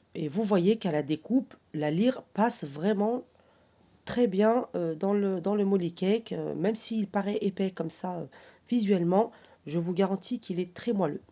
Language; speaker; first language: French; native; French